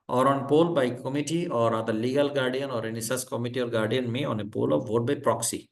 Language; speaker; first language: English; non-native, local second language; Bangla